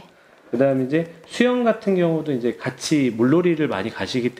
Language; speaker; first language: Korean; native; Korean